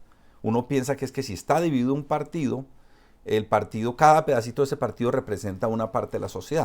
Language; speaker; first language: Spanish; native; Spanish